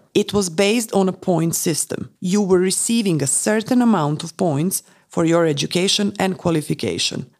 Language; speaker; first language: English; non-native, fluent; Romanian